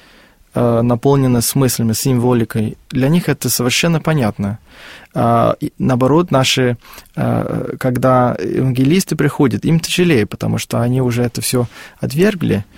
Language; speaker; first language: Russian; non-native, fluent; Afrikaans